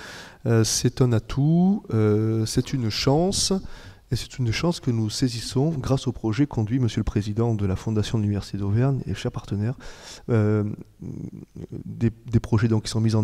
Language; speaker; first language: French; native; French